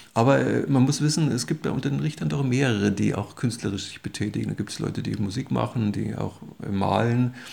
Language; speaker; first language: German; native; German